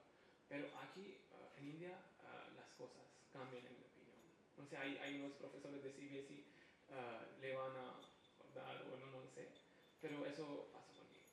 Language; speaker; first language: Spanish; non-native, fluent; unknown